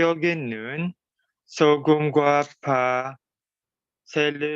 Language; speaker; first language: Korean; non-native, learner; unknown